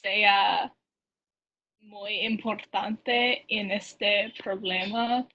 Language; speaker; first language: Spanish; non-native, learner; English